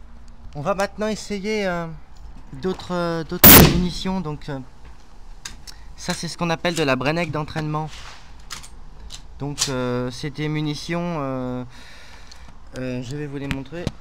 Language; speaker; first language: French; native; French